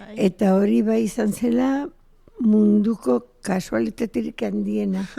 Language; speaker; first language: Basque; non-native, local second language; Spanish